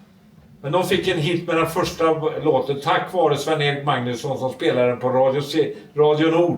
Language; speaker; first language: Swedish; native; Swedish